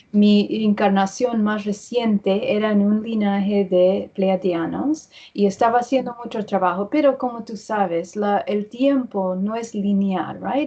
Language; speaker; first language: Spanish; early bilingual, heritage; English